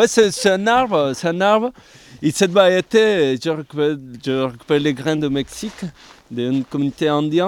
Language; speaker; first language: French; non-native, fluent; Spanish